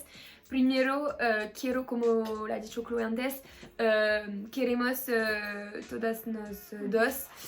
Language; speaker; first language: Spanish; non-native, learner; French